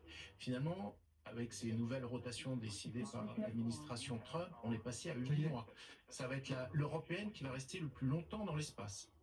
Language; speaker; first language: French; native; French